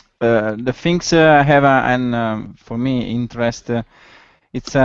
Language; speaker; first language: English; non-native, learner; Italian